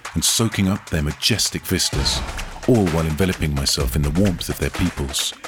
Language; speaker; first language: English; native; English